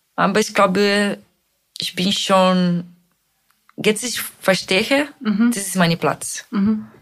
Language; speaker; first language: German; non-native, fluent; Portuguese